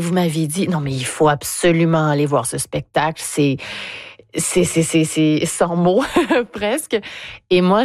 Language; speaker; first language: French; native; French